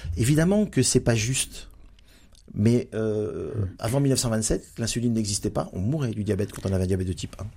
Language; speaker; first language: French; native; French